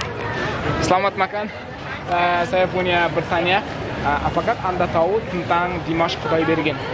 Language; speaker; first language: Indonesian; non-native, learner; Kazakh